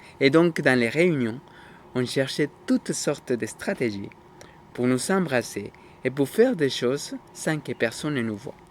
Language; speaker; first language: French; non-native, fluent; Spanish